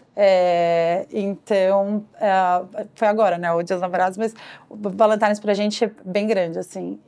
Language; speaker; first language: Portuguese; native; Portuguese